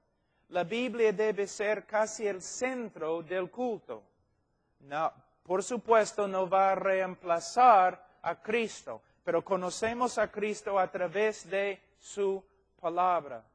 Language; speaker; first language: Spanish; non-native, fluent; English